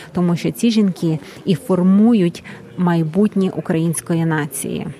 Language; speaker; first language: Ukrainian; native; Ukrainian